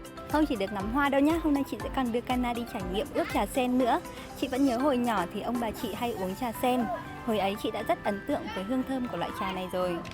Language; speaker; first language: Vietnamese; native; Vietnamese